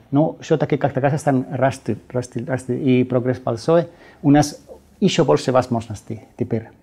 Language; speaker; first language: Russian; non-native, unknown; Finnish